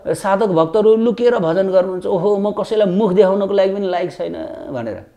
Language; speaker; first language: Nepali; native; Nepali